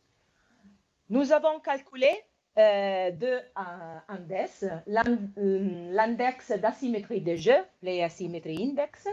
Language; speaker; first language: French; non-native, fluent; Italian